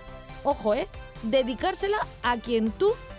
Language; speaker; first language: Spanish; native; Spanish